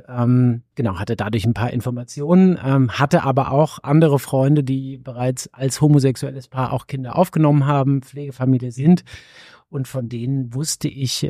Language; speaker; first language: German; native; German